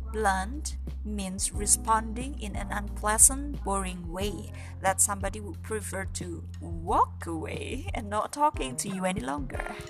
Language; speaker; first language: English; non-native, fluent; Indonesian